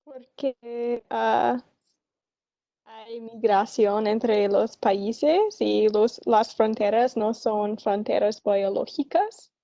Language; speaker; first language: Spanish; non-native, learner; English